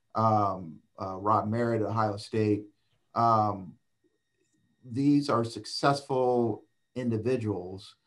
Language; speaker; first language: English; native; English